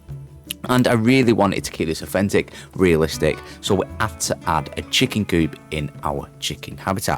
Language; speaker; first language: English; native; English